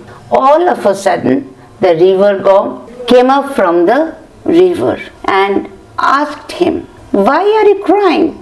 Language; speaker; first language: English; non-native, local second language; Bangla